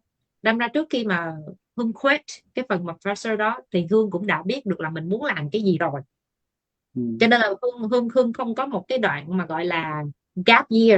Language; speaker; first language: Vietnamese; native; Vietnamese